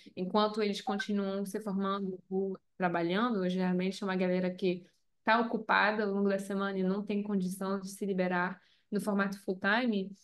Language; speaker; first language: Portuguese; non-native, fluent; French